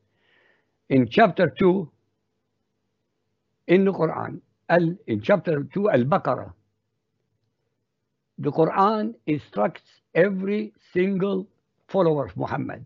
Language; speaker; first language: English; non-native, fluent; Arabic